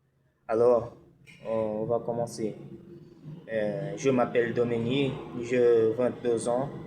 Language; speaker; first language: French; non-native, learner; Portuguese